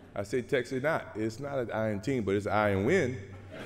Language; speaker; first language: English; native; English